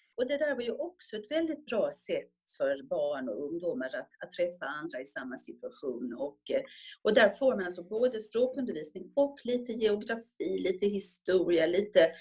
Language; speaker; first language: Swedish; native; Swedish